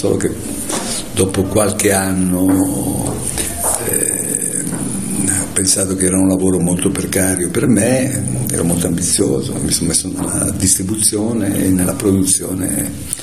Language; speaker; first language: Italian; native; Italian